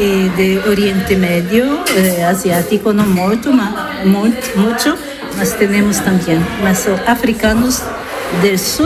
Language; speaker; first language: Spanish; non-native, learner; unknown